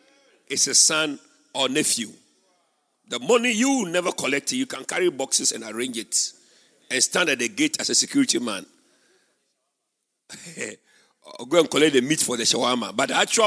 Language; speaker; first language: English; non-native, local second language; Akan